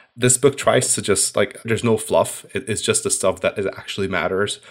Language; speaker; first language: English; non-native, fluent; Hungarian